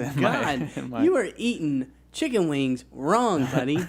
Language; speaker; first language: English; native; English